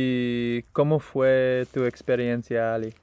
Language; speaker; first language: Spanish; non-native, learner; English